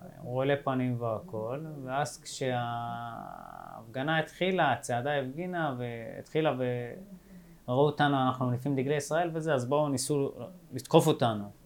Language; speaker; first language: Hebrew; non-native, local second language; Arabic